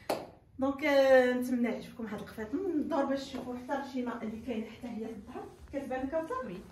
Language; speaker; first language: Arabic; native; Arabic